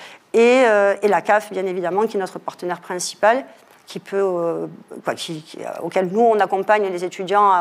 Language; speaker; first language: French; native; French